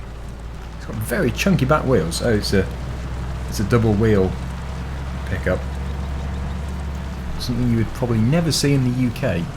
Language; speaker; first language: English; native; English